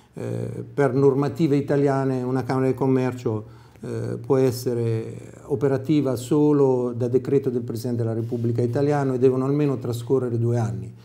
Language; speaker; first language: Italian; native; Italian